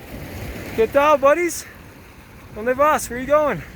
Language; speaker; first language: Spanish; non-native, learner; English